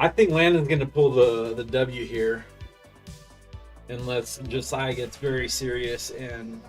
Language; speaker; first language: English; native; English